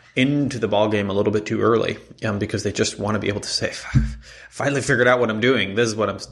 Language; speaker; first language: English; non-native, fluent; Hebrew